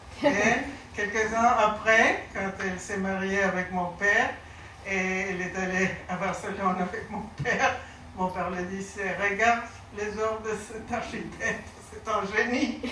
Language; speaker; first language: French; non-native, learner; Spanish